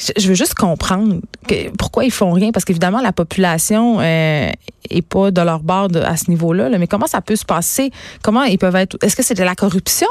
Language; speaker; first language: French; native; French